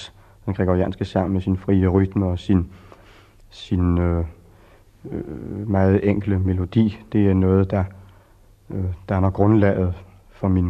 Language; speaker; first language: Danish; early bilingual, other home language; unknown